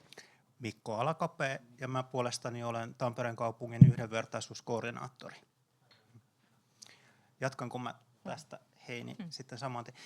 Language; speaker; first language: Finnish; native; Finnish